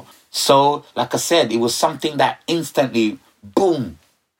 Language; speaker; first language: English; early bilingual, other home language; Ga